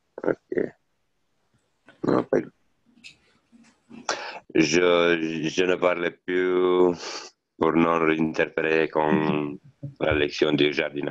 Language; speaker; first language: French; non-native, learner; Italian